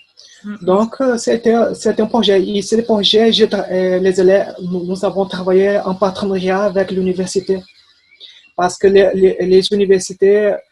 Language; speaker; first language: French; non-native, fluent; Portuguese